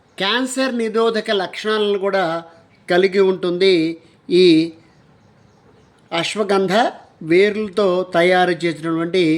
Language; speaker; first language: Telugu; native; Telugu